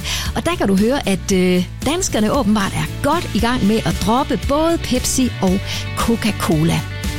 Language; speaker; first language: Danish; native; Danish